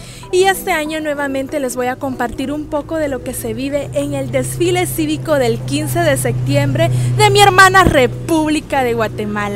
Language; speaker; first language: Spanish; native; Spanish